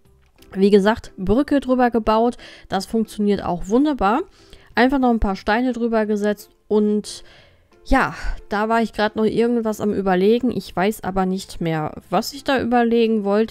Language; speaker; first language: German; native; German